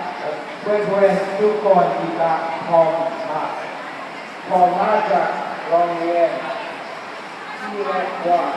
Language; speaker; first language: Thai; non-native, learner; English